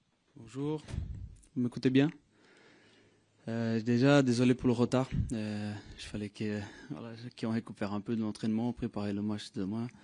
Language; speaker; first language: French; non-native, fluent; Portuguese